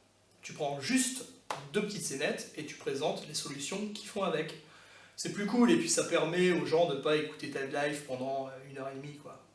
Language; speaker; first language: French; native; French